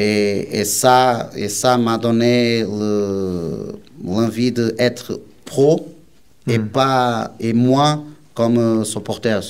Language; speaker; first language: French; non-native, learner; Portuguese